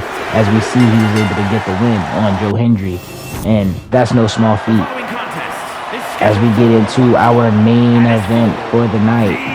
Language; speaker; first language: English; native; English